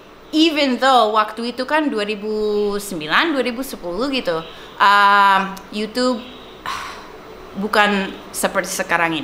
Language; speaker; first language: Indonesian; non-native, fluent; English